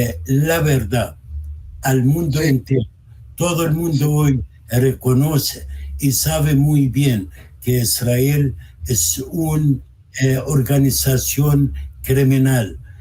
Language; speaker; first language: Spanish; non-native, fluent; Arabic